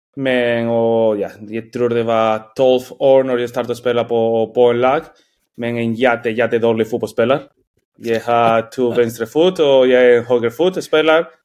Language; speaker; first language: Swedish; non-native, fluent; Spanish